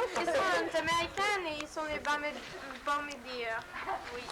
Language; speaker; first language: French; non-native, learner; English